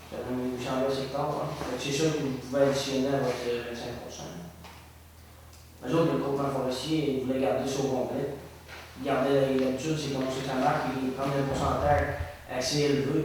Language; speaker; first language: French; native; French